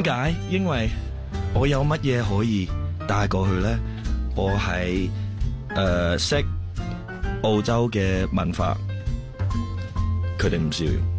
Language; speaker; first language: Chinese; early bilingual, heritage; Cantonese